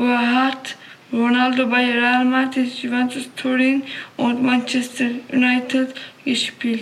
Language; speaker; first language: German; non-native, learner; Turkish